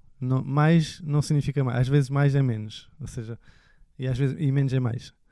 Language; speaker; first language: Portuguese; early bilingual, other home language; French